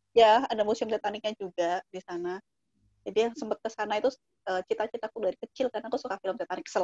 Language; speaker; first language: Indonesian; native; Indonesian